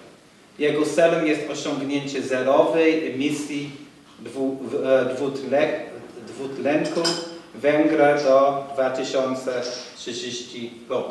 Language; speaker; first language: Polish; non-native, fluent; English